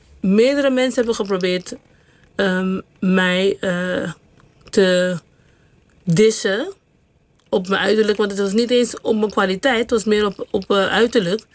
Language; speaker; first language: Dutch; non-native, local second language; English